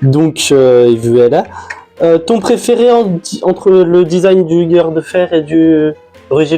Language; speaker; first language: French; native; French